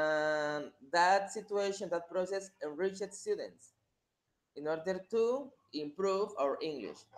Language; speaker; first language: English; non-native, fluent; Spanish